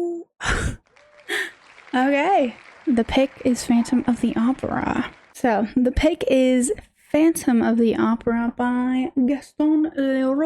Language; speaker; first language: English; native; English